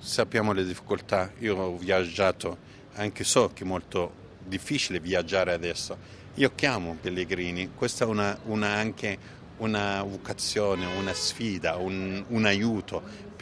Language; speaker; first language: Italian; non-native, fluent; Arabic